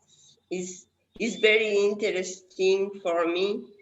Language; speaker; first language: English; non-native, learner; Spanish